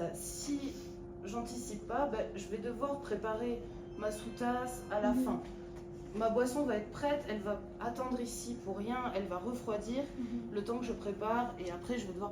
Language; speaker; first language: French; native; French